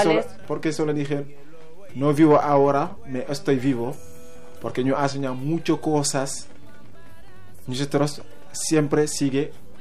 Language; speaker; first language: Spanish; non-native, learner; Wolof